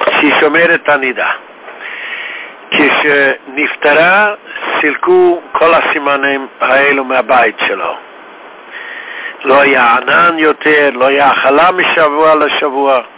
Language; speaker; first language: Hebrew; non-native, fluent; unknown